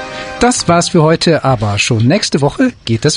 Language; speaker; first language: German; native; German